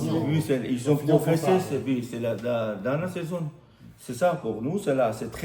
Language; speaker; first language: French; non-native, learner; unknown